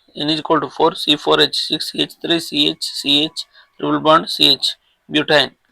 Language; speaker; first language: English; non-native, local second language; Telugu